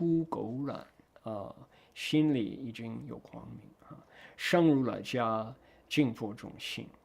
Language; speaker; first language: Chinese; non-native, fluent; English